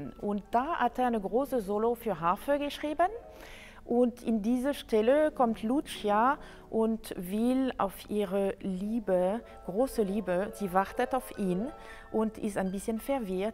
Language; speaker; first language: German; non-native, fluent; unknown